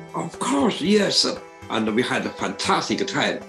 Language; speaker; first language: English; non-native, learner; Chinese